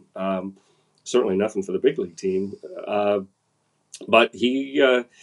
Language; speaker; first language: English; native; English